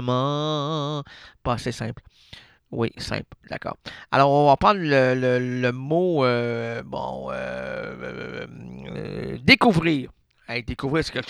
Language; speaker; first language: French; native; French